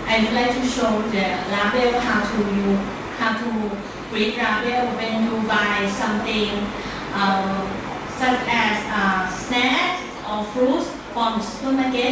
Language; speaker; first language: English; non-native, learner; Thai